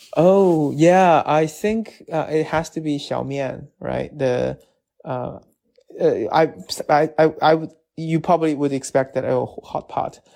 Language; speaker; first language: English; non-native, fluent; Chinese